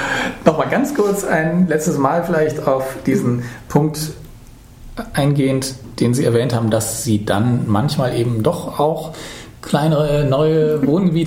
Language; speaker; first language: German; native; German